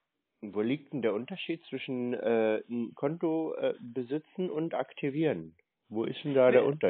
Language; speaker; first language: German; native; German